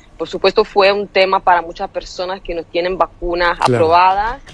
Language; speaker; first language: Spanish; non-native, fluent; Italian